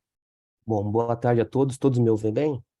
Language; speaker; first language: Portuguese; native; Portuguese